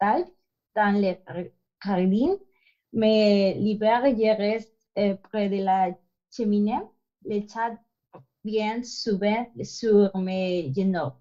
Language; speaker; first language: French; non-native, learner; Spanish